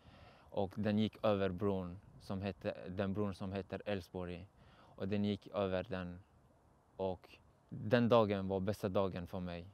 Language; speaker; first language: Swedish; non-native, learner; Persian